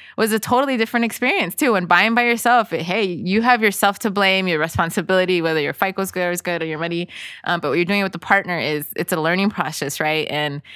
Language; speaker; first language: English; early bilingual, other home language; Spanish